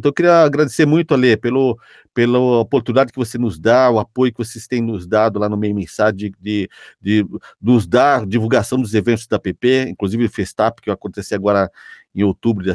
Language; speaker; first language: Portuguese; native; Portuguese